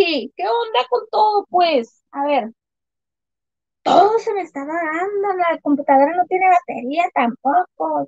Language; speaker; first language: Spanish; native; Spanish